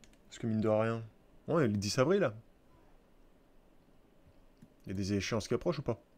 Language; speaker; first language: French; native; French